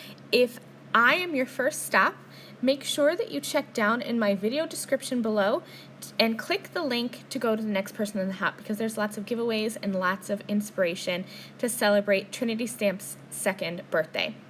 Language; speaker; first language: English; native; English